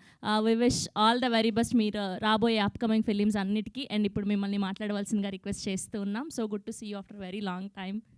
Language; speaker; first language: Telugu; native; Telugu